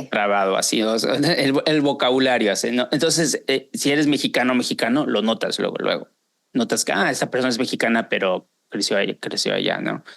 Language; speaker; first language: Spanish; early bilingual, heritage; Spanish